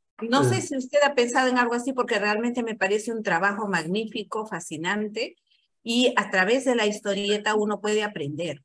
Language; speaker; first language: Spanish; native; Spanish